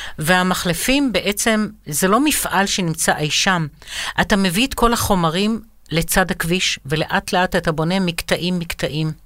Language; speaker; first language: Hebrew; non-native, fluent; Arabic